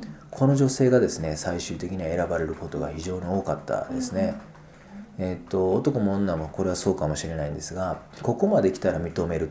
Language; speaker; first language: Japanese; native; Japanese